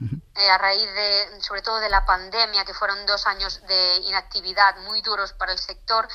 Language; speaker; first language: Spanish; native; Spanish